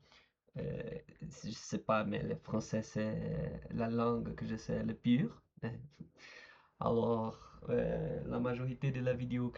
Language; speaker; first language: French; non-native, learner; Portuguese